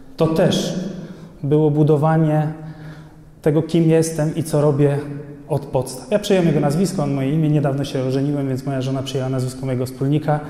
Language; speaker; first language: Polish; early bilingual, other home language; Albanian